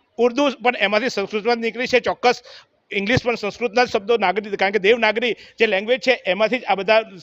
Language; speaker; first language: Gujarati; native; Gujarati